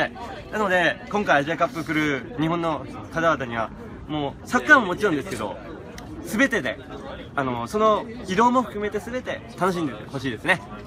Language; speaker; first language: Japanese; native; Japanese